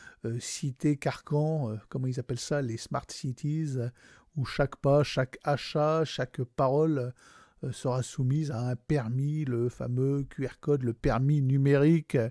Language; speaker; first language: French; native; French